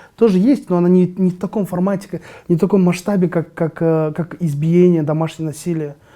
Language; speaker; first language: Russian; non-native, local second language; Kazakh